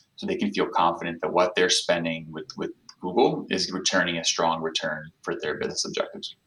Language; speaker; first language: English; non-native, fluent; Portuguese